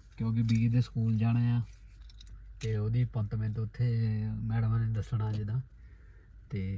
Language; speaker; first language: Punjabi; native; Punjabi